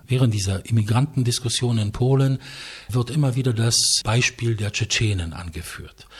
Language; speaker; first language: German; non-native, fluent; Polish